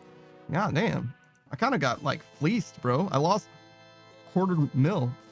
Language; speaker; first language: English; native; English